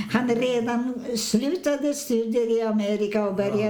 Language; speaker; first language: Swedish; non-native, fluent; Polish